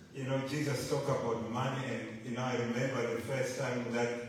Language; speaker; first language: English; non-native, local second language; Shona